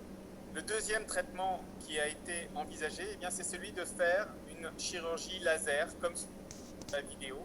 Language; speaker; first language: French; native; French